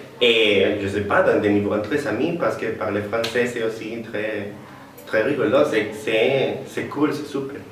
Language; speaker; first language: French; non-native, learner; Spanish